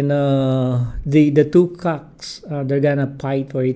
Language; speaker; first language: English; non-native, local second language; Filipino